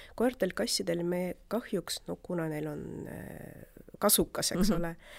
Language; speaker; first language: Estonian; non-native, local second language; Russian